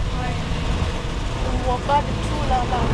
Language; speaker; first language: French; non-native, learner; Thai